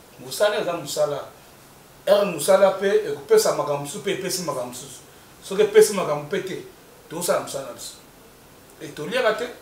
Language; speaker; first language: Lingala; native; Lingala